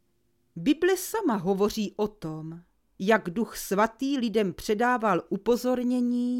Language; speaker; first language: Czech; native; Czech